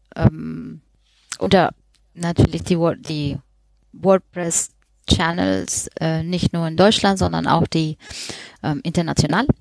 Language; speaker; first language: German; non-native, fluent; Spanish